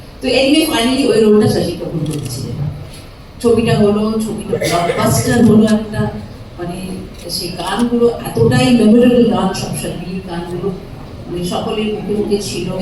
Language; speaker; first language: Bangla; early bilingual, heritage; Bangla